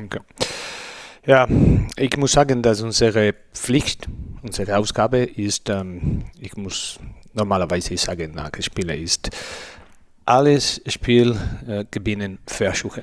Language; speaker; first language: German; non-native, learner; Spanish